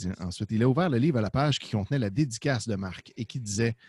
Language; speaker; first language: French; native; French